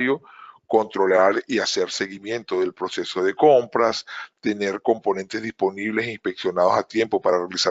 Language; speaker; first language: Spanish; native; Spanish